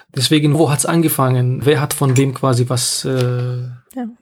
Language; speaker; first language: German; non-native, fluent; Arabic